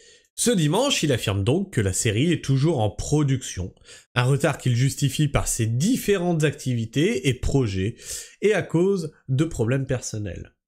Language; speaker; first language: French; native; French